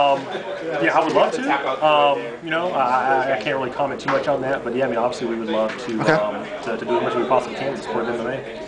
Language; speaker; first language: English; native; English